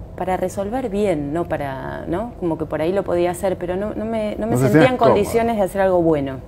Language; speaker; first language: Spanish; native; Spanish